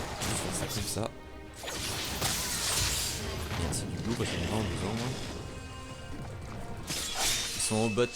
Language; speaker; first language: French; native; French